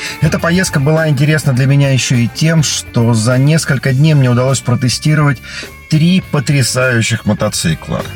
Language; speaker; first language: Russian; native; Russian